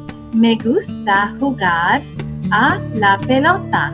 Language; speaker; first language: Spanish; non-native, fluent; English